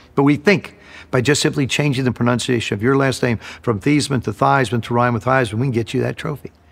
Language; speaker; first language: English; native; English